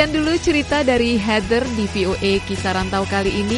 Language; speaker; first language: Indonesian; native; Indonesian